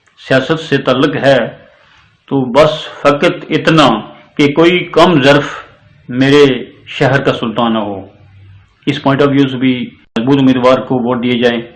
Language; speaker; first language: Urdu; non-native, local second language; Pahari-Potwari